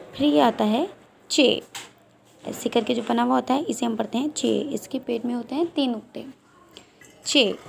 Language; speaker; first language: Urdu; native; Urdu